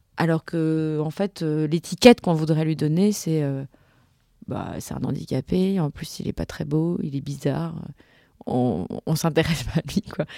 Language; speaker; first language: French; native; French